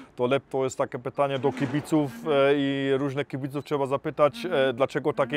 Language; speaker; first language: Polish; early bilingual, heritage; Polish